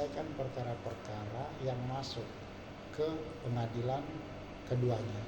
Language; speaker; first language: Indonesian; native; Indonesian